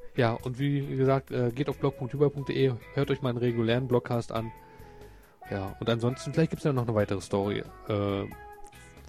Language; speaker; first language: German; native; German